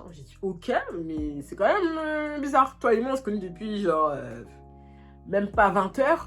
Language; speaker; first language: French; native; French